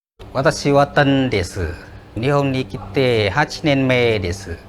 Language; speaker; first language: Japanese; non-native, learner; Vietnamese